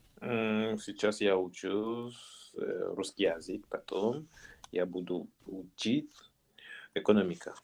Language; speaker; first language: Russian; non-native, learner; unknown